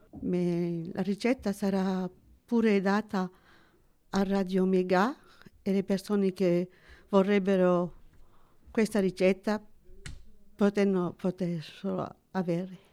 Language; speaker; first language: Italian; early bilingual, heritage; Italian